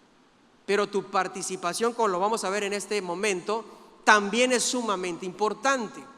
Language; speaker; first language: Spanish; native; Spanish